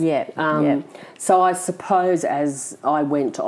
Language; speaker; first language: English; native; English